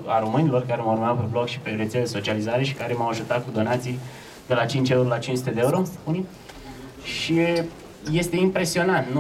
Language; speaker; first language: Romanian; native; Romanian